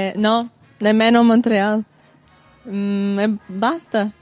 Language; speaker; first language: Italian; non-native, learner; English